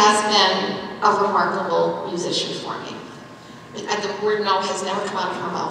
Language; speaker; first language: English; native; English